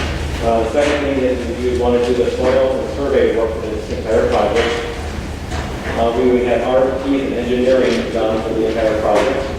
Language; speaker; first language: English; native; English